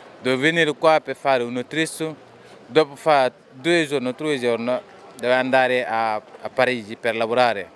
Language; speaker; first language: Italian; non-native, learner; Wolof